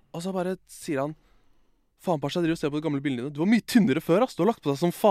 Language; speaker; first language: Norwegian; native; Norwegian